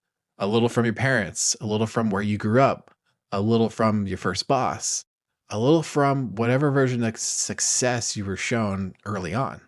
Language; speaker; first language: English; native; English